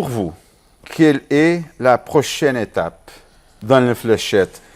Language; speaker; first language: French; non-native, learner; Portuguese